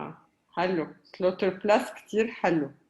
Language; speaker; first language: Arabic; native; Arabic